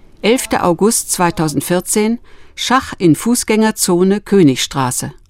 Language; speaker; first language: German; native; German